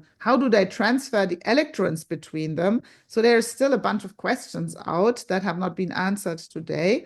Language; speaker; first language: English; non-native, fluent; German